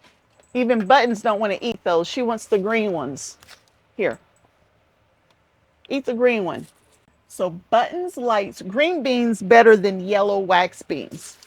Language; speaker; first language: English; native; English